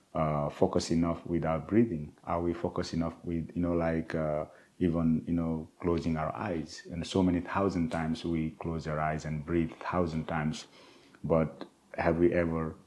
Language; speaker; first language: English; non-native, local second language; Nepali